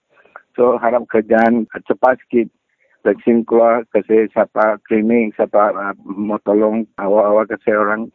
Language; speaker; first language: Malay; non-native, local second language; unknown